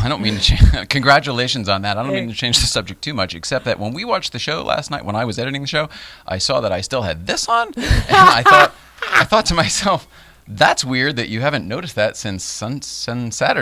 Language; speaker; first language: English; native; English